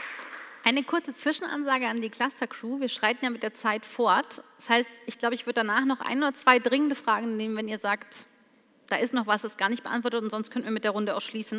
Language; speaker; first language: German; native; German